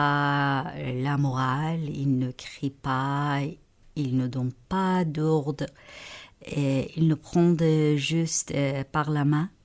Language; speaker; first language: French; non-native, fluent; Persian